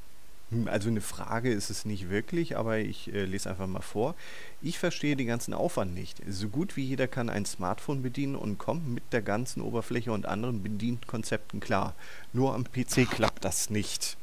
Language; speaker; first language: German; native; German